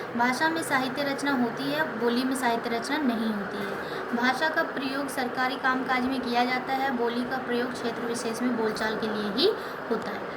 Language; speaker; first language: Hindi; native; Hindi